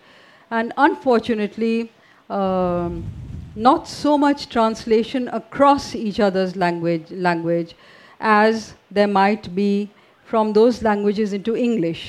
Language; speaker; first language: English; non-native, local second language; Hindi